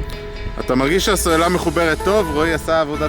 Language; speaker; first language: Hebrew; native; Hebrew